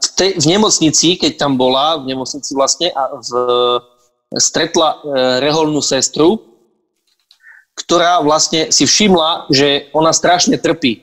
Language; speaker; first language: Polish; non-native, learner; Slovak